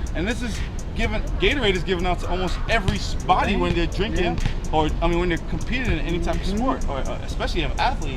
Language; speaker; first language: English; native; English